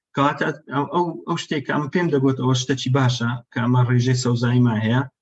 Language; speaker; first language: Central Kurdish; non-native, local second language; Kurdish